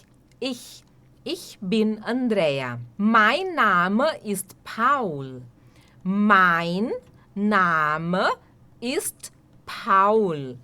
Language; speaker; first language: German; non-native, fluent; Portuguese